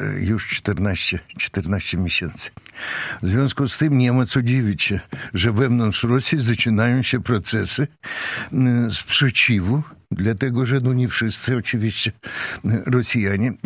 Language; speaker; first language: Polish; non-native, fluent; Russian